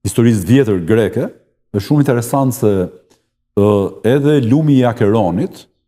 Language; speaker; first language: Albanian; native; Albanian